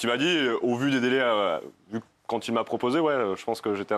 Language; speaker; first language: French; native; French